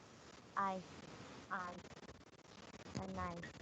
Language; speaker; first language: English; non-native, learner; Indonesian